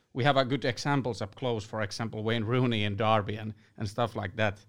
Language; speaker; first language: English; non-native, fluent; Finnish